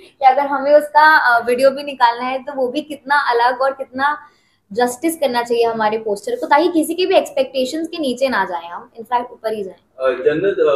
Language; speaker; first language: Hindi; native; Hindi